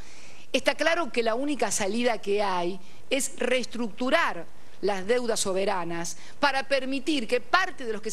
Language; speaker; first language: Spanish; native; Spanish